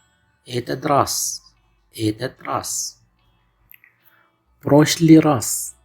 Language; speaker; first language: Russian; non-native, fluent; Arabic